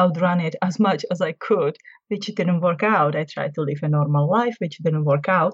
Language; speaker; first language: English; non-native, fluent; Czech